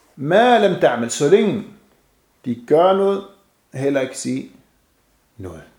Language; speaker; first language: Danish; non-native, fluent; Arabic